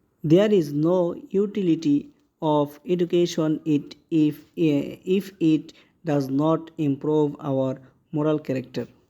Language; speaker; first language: English; non-native, local second language; Bangla